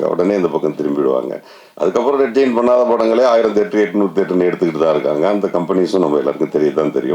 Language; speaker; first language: Tamil; native; Tamil